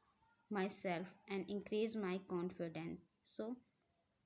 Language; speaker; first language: English; non-native, learner; Hindi